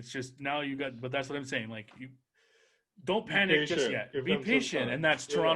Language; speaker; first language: English; native; English